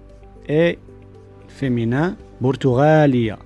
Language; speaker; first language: French; non-native, local second language; Arabic